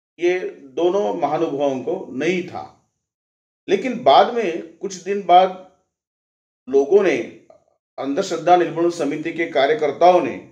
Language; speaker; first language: Hindi; non-native, local second language; Marathi